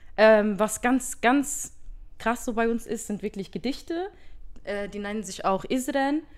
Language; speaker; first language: German; early bilingual, other home language; Berber languages